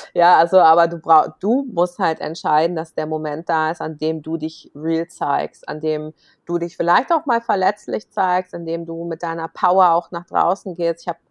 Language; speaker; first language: German; native; German